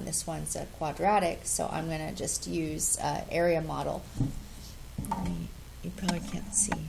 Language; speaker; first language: English; native; English